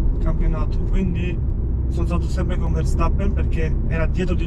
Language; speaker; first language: Italian; non-native, fluent; Albanian